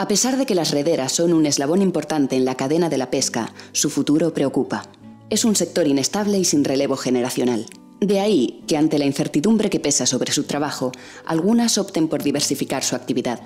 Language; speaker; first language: Spanish; native; Spanish